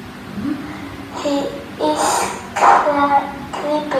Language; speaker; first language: English; non-native, learner; Vietnamese